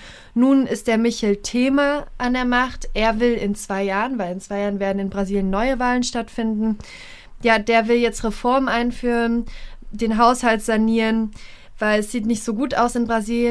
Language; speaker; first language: German; native; German